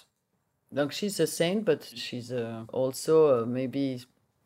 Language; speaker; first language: English; non-native, learner; French